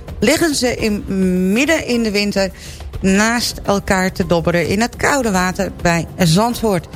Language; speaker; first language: Dutch; native; Dutch